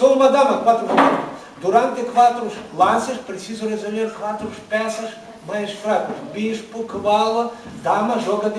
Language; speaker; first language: Portuguese; non-native, learner; Ukrainian